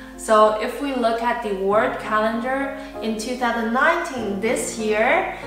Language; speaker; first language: English; non-native, fluent; Chinese